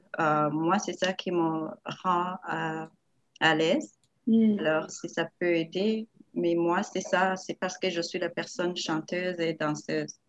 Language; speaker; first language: French; non-native, local second language; Rundi